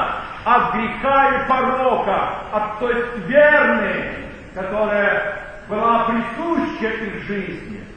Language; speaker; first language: Russian; native; Russian